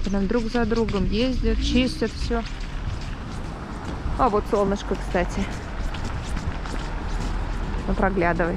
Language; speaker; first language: Russian; native; Russian